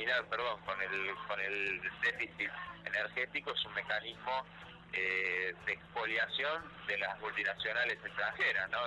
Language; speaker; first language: Spanish; native; Spanish